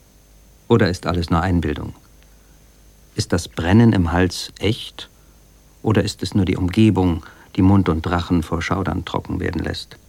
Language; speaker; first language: German; native; German